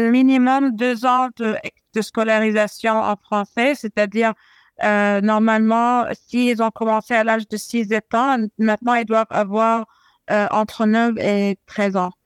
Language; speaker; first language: French; non-native, fluent; Arabic